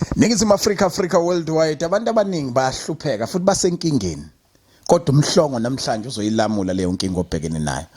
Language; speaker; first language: Zulu; native; Zulu